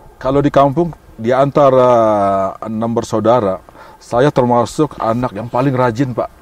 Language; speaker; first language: Indonesian; non-native, local second language; Minangkabau